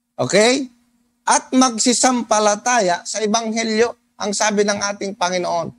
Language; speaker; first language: Filipino; non-native, local second language; Cebuano